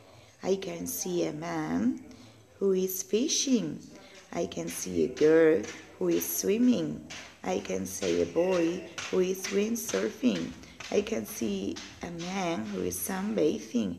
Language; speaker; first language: English; non-native, learner; Spanish